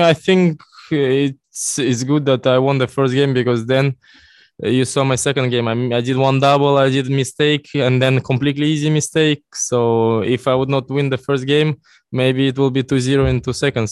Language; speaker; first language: English; non-native, fluent; Russian